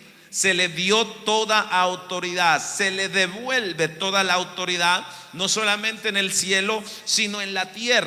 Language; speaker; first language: Spanish; native; Spanish